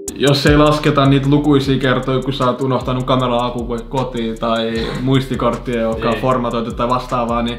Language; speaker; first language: Finnish; early bilingual, other home language; Arabic